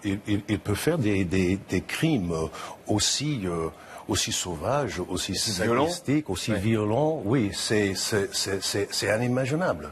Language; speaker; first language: French; non-native, fluent; English